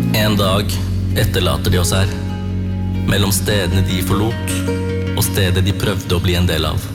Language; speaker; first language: Norwegian; early bilingual, other home language; Tamil